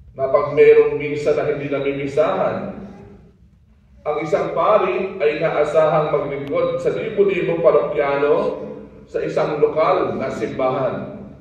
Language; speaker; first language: Filipino; non-native, local second language; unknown